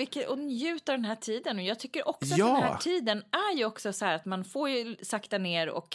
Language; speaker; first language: Swedish; native; Swedish